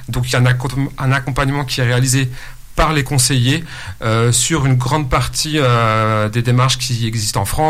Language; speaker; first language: French; native; French